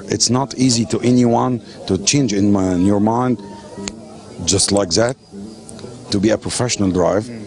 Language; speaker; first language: English; non-native, learner; Arabic